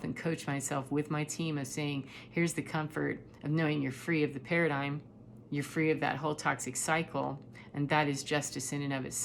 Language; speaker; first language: English; native; English